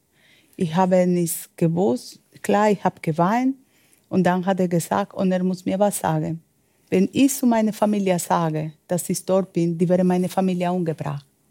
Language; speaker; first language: German; non-native, learner; Spanish